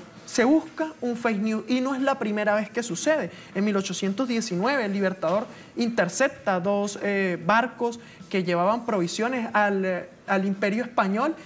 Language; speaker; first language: Spanish; native; Spanish